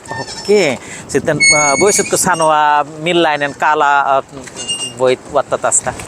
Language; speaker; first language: Finnish; non-native, fluent; Bangla